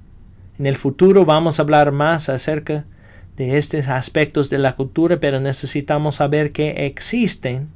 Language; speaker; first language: Spanish; non-native, fluent; English